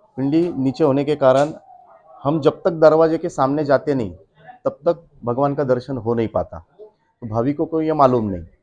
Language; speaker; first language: Hindi; non-native, local second language; Marathi